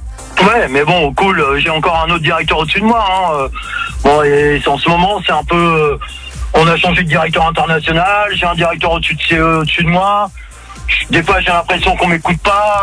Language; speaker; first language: French; native; French